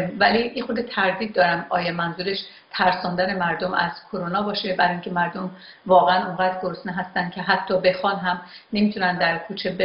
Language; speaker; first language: Persian; non-native, local second language; Azerbaijani